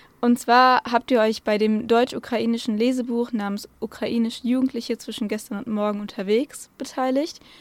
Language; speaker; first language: German; native; German